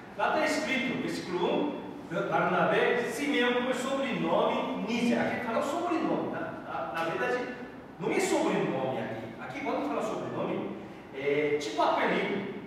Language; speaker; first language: Portuguese; non-native, fluent; Korean